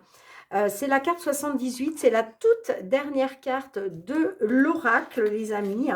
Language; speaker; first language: French; native; French